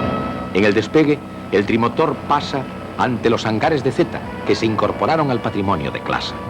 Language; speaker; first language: Spanish; native; Spanish